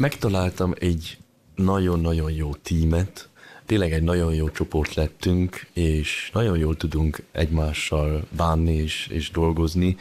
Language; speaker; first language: Hungarian; early bilingual, heritage; Hungarian